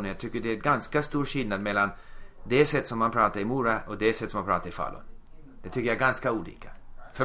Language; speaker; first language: Swedish; non-native, fluent; English